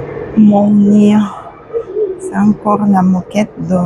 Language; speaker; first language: French; non-native, fluent; Russian